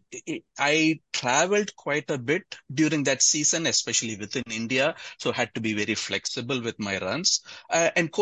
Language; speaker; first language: English; non-native, local second language; Tamil